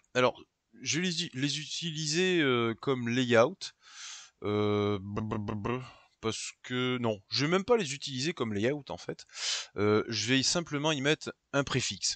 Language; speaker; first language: French; native; French